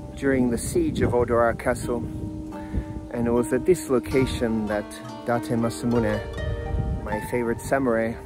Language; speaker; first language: English; native; English